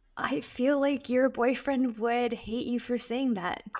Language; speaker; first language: English; early bilingual, other home language; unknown